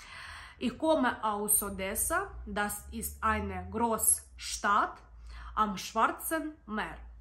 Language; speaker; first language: German; non-native, learner; Ukrainian